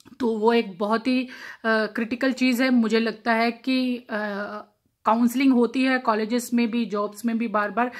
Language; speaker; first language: Hindi; non-native, local second language; Punjabi